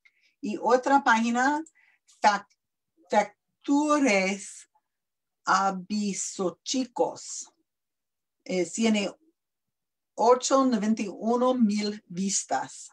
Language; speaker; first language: Spanish; non-native, learner; English